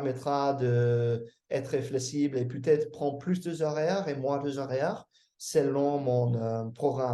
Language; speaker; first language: French; non-native, fluent; English